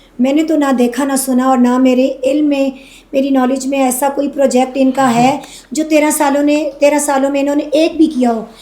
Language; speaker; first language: Urdu; non-native, local second language; Northern Hindko